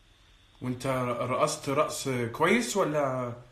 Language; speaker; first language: Arabic; native; Arabic